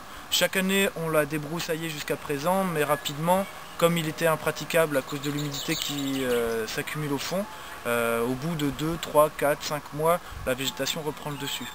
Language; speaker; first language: French; native; French